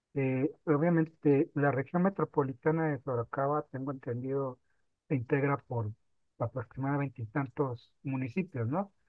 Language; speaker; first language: Spanish; native; Spanish